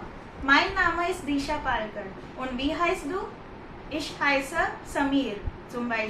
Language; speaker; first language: German; non-native, fluent; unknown